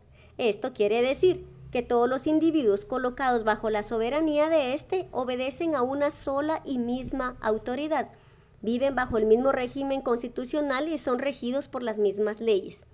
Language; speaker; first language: Spanish; native; Spanish